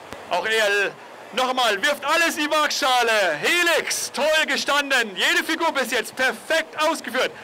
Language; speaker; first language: German; native; German